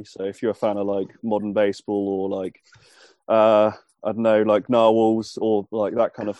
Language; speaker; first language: English; native; English